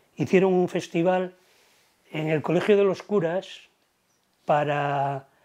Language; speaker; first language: Spanish; native; Spanish